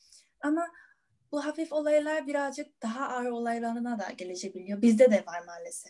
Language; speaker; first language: Turkish; non-native, fluent; Korean